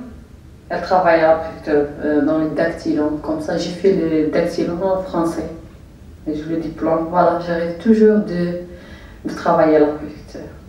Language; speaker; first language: French; non-native, learner; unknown